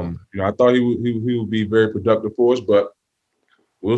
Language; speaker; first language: English; native; English